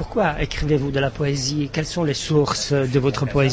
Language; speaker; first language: French; non-native, fluent; Czech